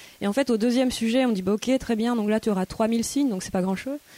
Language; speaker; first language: French; native; French